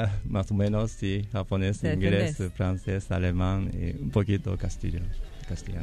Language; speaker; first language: Spanish; non-native, learner; Japanese